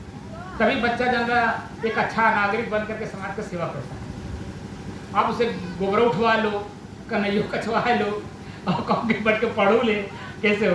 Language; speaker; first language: Hindi; native; Hindi